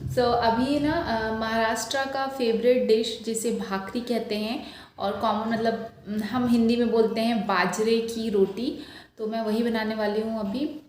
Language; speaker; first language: Hindi; non-native, local second language; Bangla